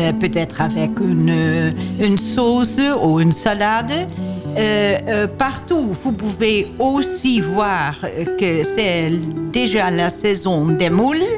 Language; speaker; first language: French; non-native, learner; Dutch